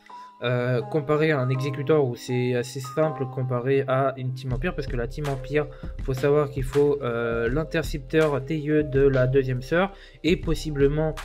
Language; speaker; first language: French; native; French